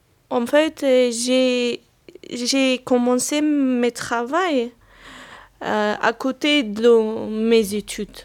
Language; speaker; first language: French; non-native, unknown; Persian